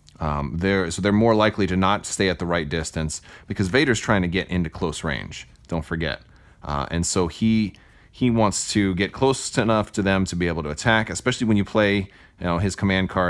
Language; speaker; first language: English; native; English